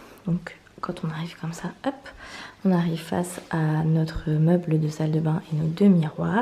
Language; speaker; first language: French; native; French